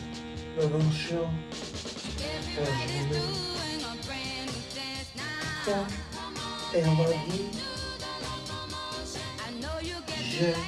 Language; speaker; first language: French; non-native, learner; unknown